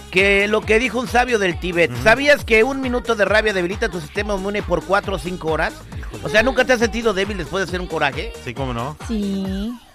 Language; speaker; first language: Spanish; native; Spanish